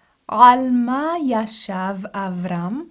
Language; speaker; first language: Hebrew; non-native, fluent; English